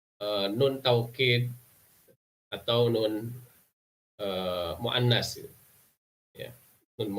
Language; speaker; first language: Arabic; non-native, fluent; Indonesian